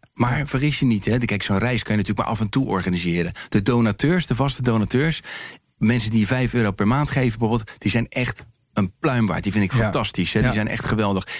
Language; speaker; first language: Dutch; native; Dutch